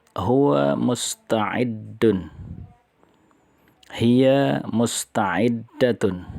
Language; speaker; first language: Arabic; non-native, fluent; Indonesian